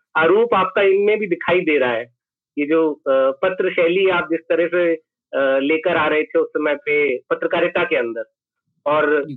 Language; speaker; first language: Hindi; native; Hindi